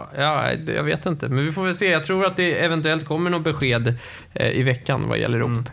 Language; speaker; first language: Swedish; native; Swedish